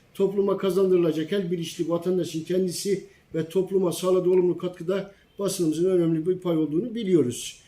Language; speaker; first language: Turkish; native; Turkish